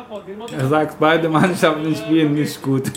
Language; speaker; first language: German; non-native, learner; Arabic